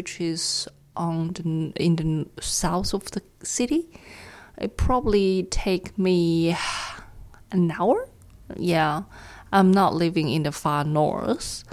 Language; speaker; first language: English; non-native, fluent; Chinese